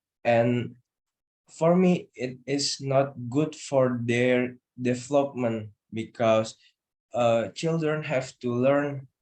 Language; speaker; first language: English; non-native, learner; Indonesian